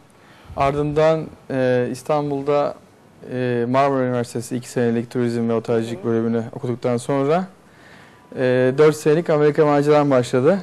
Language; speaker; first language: Turkish; native; Turkish